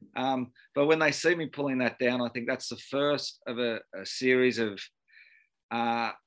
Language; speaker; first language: English; native; English